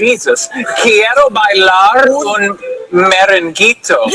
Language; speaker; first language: Spanish; non-native, learner; English